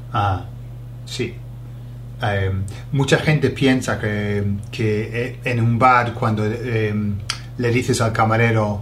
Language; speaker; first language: Spanish; non-native, fluent; English